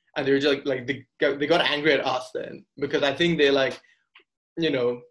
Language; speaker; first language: English; early bilingual, other home language; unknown